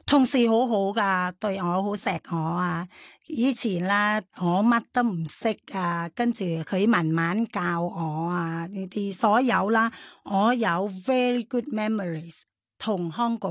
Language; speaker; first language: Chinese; non-native, fluent; Thai